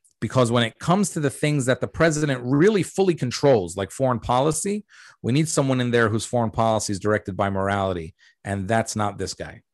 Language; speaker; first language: English; early bilingual, other home language; Arabic